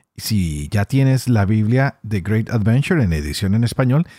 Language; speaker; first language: Spanish; native; Spanish